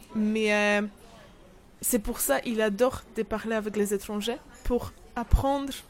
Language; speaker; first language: French; non-native, fluent; Polish